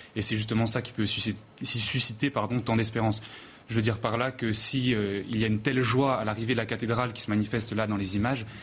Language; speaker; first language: French; native; French